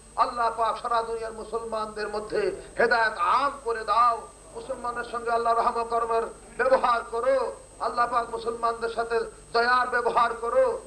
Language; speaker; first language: Bangla; non-native, fluent; Urdu